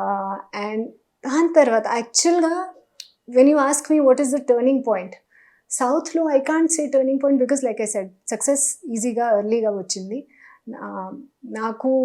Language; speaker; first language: Telugu; non-native, learner; Hindi